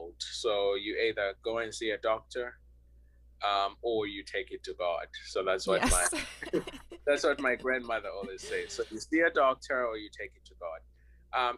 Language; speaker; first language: English; non-native, local second language; North Ndebele